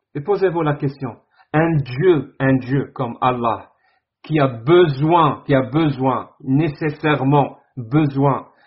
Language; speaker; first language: French; non-native, local second language; Arabic